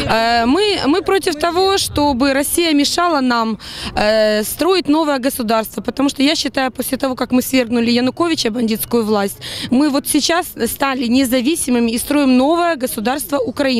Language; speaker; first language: Russian; native; Russian